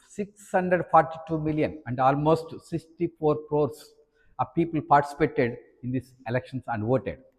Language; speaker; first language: English; non-native, local second language; Telugu